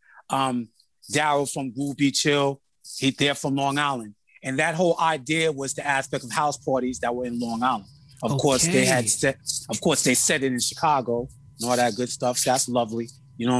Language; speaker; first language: English; native; English